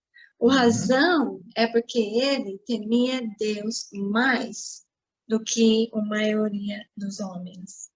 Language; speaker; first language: Portuguese; non-native, fluent; English